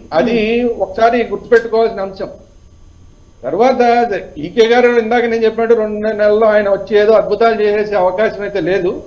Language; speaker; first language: Telugu; native; Telugu